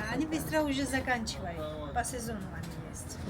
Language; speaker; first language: Russian; non-native, learner; Georgian